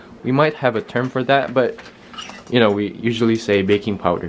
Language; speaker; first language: English; non-native, fluent; Indonesian